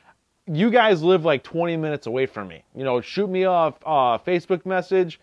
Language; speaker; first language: English; native; English